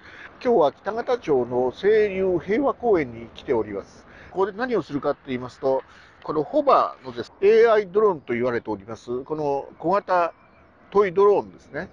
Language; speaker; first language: Japanese; native; Japanese